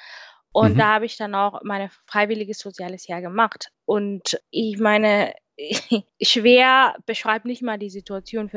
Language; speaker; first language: German; non-native, fluent; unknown